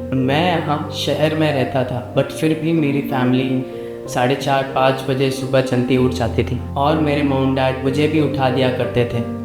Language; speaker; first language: Hindi; native; Hindi